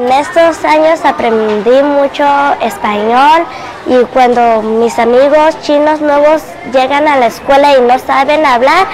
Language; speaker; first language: Spanish; early bilingual, other home language; Cantonese